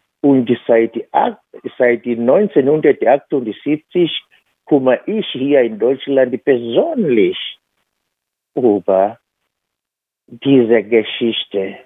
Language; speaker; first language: German; non-native, fluent; Swahili